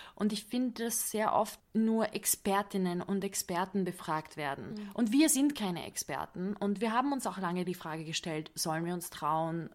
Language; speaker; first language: German; non-native, fluent; Hungarian